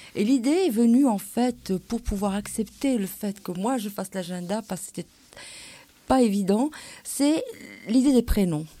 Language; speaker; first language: French; non-native, local second language; Arabic